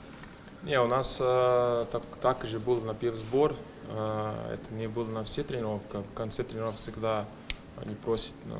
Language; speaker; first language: Russian; non-native, fluent; Portuguese